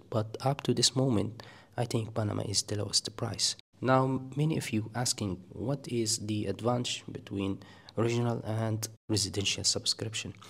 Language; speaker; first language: English; non-native, fluent; Arabic